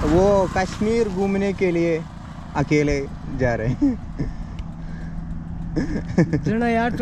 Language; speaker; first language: Hindi; non-native, learner; Malayalam